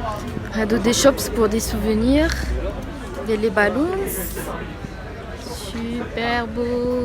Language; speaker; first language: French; non-native, local second language; Arabic